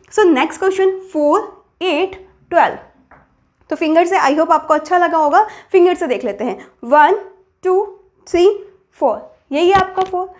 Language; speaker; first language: Hindi; native; Hindi